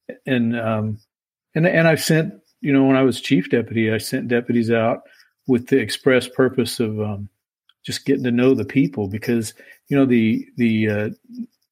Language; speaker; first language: English; native; English